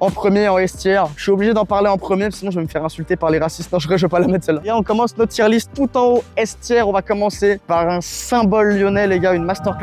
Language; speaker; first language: French; native; French